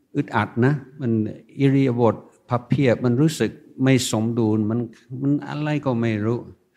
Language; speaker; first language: Thai; non-native, fluent; English